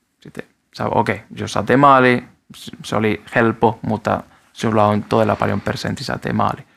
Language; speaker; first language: Finnish; non-native, learner; Spanish